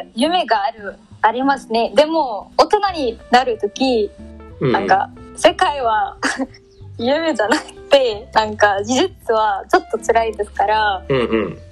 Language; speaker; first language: Japanese; non-native, learner; Arabic